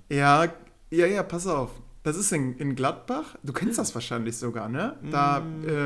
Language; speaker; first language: German; native; German